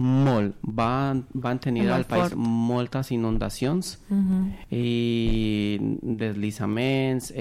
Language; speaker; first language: Catalan; non-native, learner; Spanish